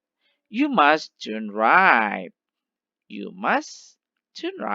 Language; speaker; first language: English; non-native, learner; Indonesian